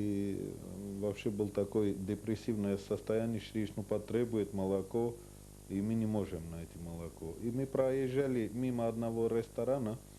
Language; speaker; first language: Russian; non-native, local second language; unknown